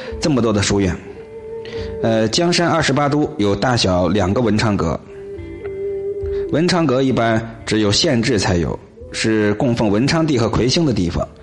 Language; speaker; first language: Chinese; native; Chinese